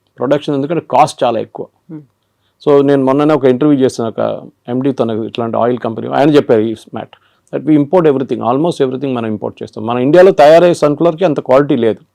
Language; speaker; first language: Telugu; non-native, local second language; Malayalam